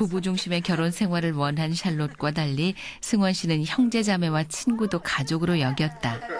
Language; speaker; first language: Korean; native; Korean